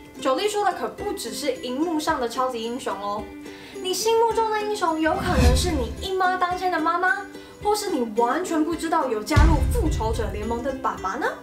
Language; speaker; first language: Chinese; native; Chinese